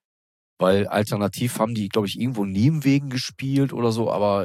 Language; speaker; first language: German; native; German